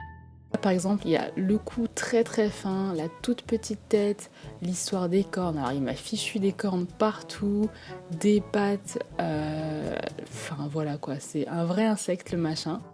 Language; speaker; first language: French; native; French